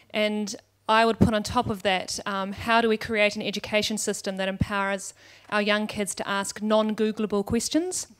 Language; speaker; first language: English; native; English